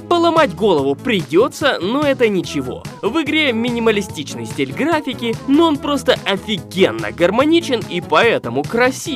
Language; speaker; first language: Russian; native; Russian